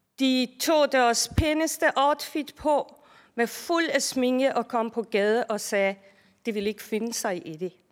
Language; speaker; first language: Danish; non-native, fluent; Persian